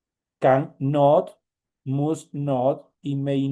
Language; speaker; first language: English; non-native, fluent; Spanish